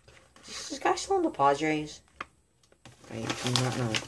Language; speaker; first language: English; native; English